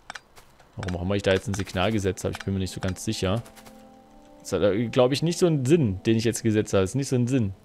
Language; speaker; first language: German; native; German